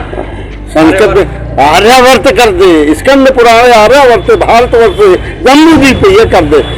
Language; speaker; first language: Hindi; native; Hindi